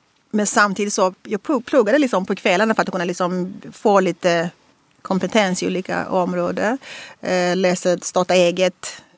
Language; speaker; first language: Swedish; non-native, fluent; Portuguese